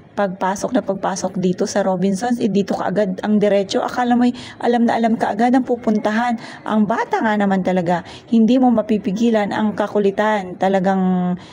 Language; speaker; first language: Filipino; native; Filipino